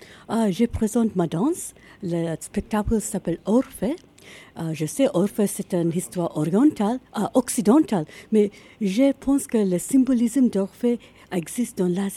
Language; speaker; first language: French; non-native, learner; Japanese